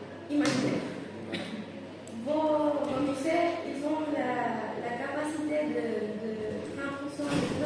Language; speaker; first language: French; non-native, fluent; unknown